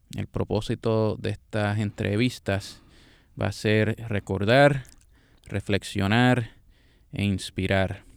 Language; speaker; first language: Spanish; native; Spanish